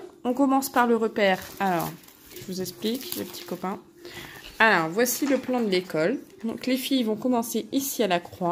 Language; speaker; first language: French; native; French